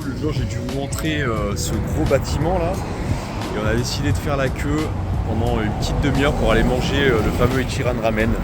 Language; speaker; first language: French; native; French